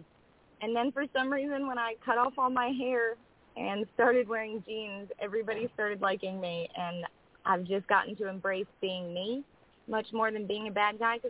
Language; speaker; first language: English; native; English